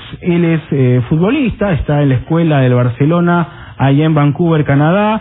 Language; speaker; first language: Spanish; native; Spanish